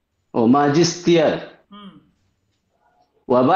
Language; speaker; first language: Arabic; non-native, learner; Bangla